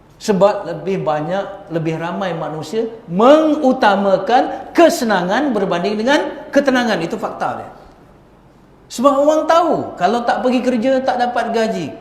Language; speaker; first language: Malay; native; Malay